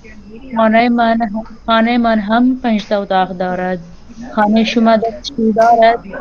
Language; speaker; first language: Persian; non-native, learner; Urdu